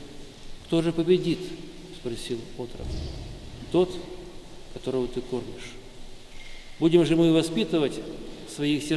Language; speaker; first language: Russian; native; Russian